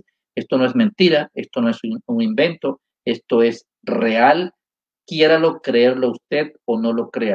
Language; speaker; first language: Spanish; native; Spanish